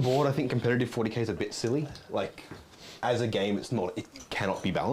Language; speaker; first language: English; native; English